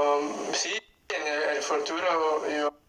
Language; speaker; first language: Spanish; non-native, learner; English